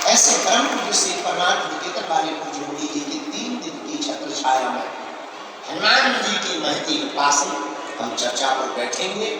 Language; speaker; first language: Hindi; native; Hindi